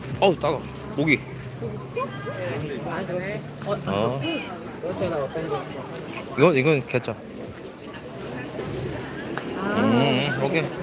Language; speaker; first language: Korean; native; Korean